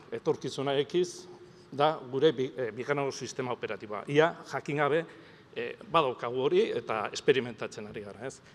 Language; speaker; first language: Basque; native; Basque